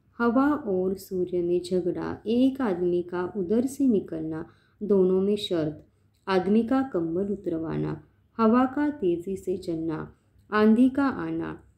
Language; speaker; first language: Hindi; non-native, local second language; Marathi